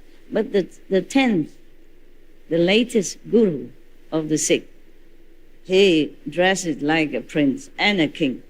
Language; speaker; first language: English; non-native, fluent; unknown